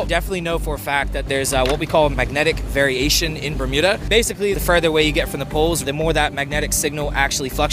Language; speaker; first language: English; native; English